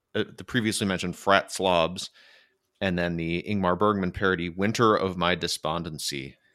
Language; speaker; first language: English; native; English